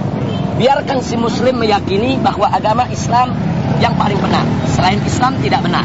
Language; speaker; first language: Indonesian; native; Indonesian